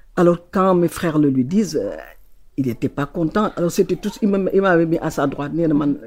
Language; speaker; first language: French; non-native, local second language; Wolof